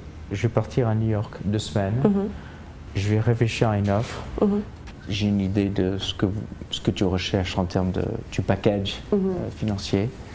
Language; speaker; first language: French; non-native, fluent; English